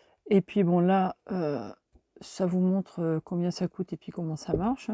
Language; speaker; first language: French; native; French